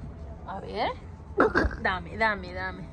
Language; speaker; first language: Spanish; native; Spanish